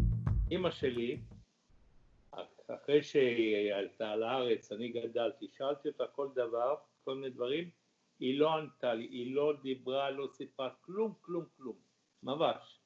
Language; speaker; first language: Hebrew; early bilingual, other home language; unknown